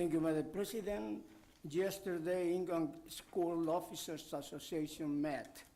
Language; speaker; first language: English; non-native, fluent; Spanish